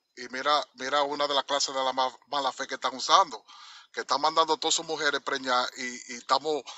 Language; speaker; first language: Spanish; native; Spanish